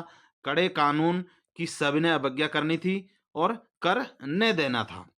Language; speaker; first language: Hindi; native; Hindi